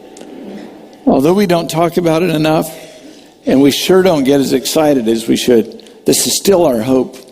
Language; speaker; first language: English; native; English